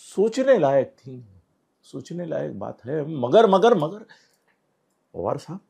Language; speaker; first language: Hindi; non-native, local second language; Marathi